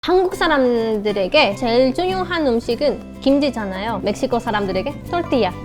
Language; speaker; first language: Korean; non-native, fluent; Spanish